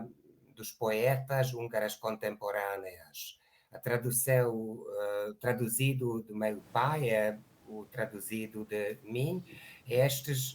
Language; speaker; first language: Portuguese; non-native, learner; Hungarian